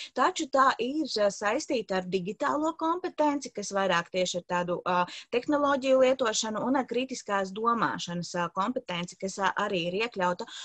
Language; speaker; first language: Latvian; native; Latvian